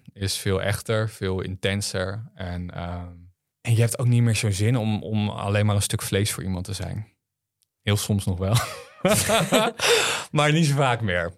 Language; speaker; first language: Dutch; native; Dutch